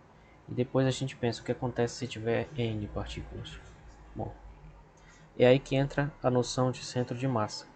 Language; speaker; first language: Portuguese; native; Portuguese